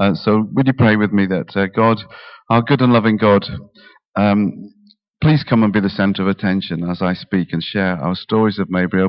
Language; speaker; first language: English; native; English